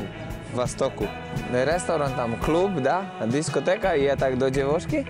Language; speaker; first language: Russian; non-native, learner; Polish